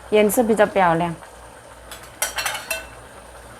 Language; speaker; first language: Chinese; non-native, learner; Javanese